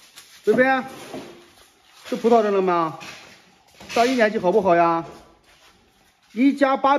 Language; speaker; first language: Chinese; native; Chinese